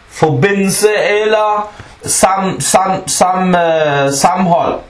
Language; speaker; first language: Danish; non-native, fluent; Arabic